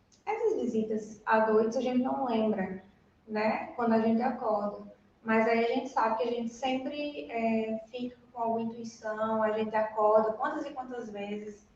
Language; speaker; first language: Portuguese; native; Portuguese